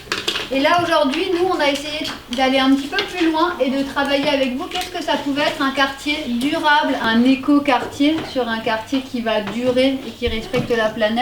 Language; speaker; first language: French; native; French